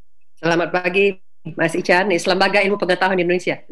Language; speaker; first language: Indonesian; native; Indonesian